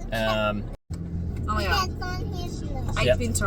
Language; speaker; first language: English; native; English